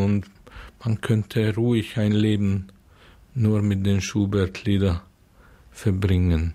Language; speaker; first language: German; non-native, fluent; Hungarian